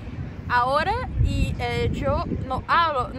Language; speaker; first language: Spanish; non-native, learner; Portuguese